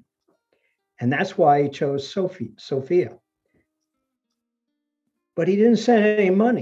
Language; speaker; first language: English; early bilingual, other home language; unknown